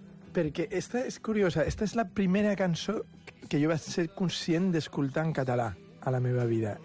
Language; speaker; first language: Catalan; non-native, local second language; Spanish